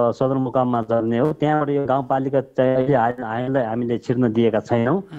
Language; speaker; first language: Nepali; non-native, local second language; Tibetan